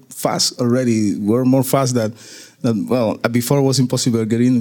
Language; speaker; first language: English; non-native, learner; Spanish